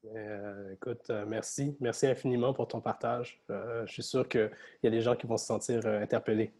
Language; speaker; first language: French; native; French